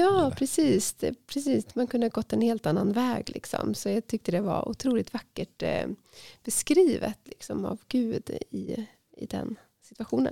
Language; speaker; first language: Swedish; native; Swedish